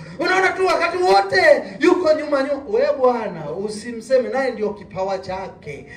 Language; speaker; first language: Swahili; native; Swahili